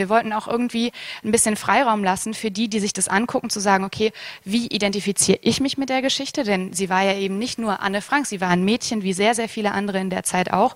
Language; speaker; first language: German; native; German